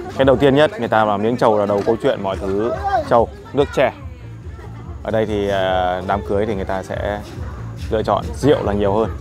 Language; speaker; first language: Vietnamese; non-native, local second language; Hmong